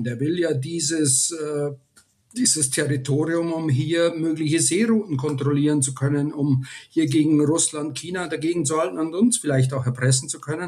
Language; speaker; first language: German; native; German